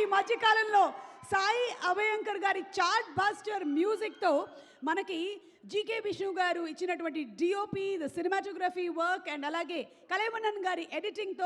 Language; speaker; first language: Telugu; native; Telugu